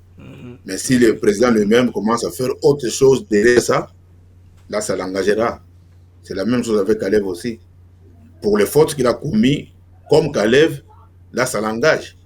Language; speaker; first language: French; non-native, local second language; Lingala